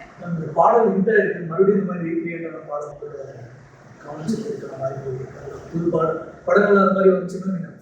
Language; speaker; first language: Tamil; native; Tamil